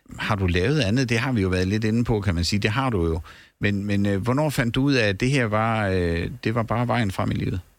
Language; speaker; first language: Danish; native; Danish